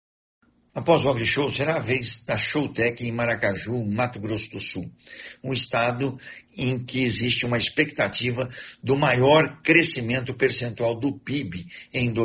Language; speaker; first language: Portuguese; native; Portuguese